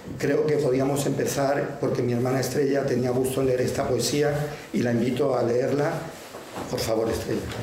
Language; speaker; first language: Spanish; native; Spanish